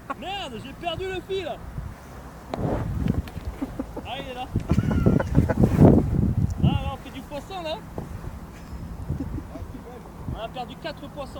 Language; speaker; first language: French; native; French